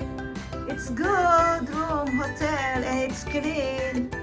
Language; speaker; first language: English; non-native, local second language; Filipino